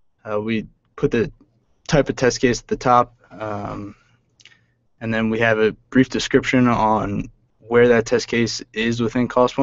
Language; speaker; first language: English; native; English